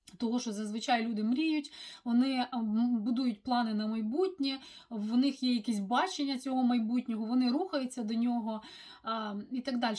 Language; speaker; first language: Ukrainian; native; Ukrainian